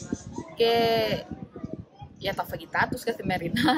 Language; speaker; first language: Greek; non-native, fluent; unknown